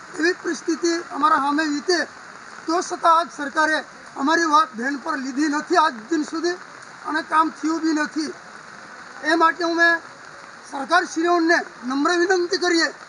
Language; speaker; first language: Gujarati; non-native, local second language; Kukna